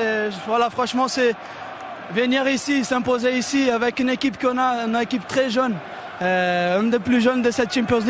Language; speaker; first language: French; non-native, fluent; Portuguese